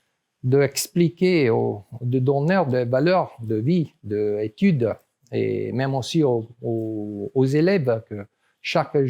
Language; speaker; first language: French; non-native, learner; Italian